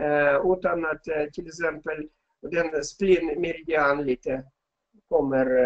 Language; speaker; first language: Swedish; non-native, fluent; Russian